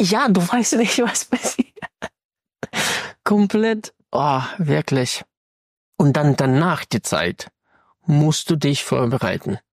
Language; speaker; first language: German; non-native, fluent; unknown